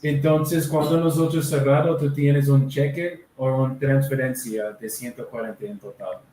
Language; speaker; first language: Spanish; non-native, learner; English